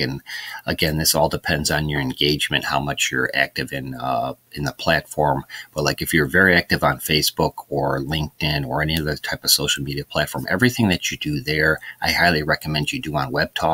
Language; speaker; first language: English; native; English